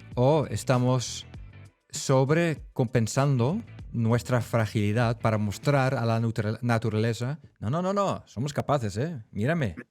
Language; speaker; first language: Spanish; non-native, fluent; Dutch